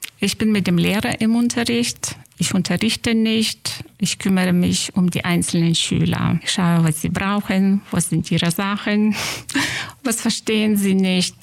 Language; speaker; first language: German; non-native, fluent; Lithuanian